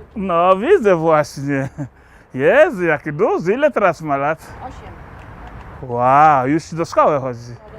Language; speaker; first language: Polish; non-native, fluent; Igbo